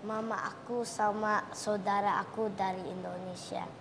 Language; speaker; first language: Indonesian; early bilingual, heritage; English